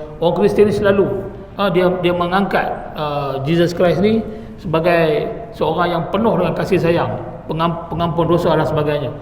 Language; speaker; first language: Malay; non-native, local second language; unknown